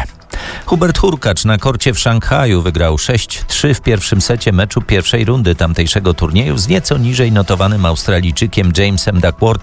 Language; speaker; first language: Polish; native; Polish